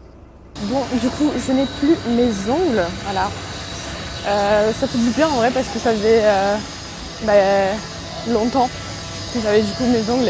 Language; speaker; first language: French; native; French